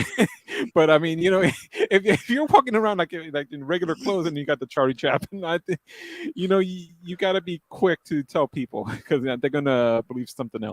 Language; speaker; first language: English; native; English